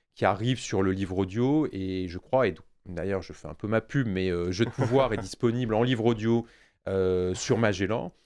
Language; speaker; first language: French; native; French